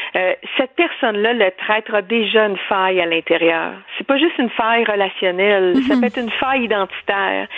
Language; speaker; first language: French; native; French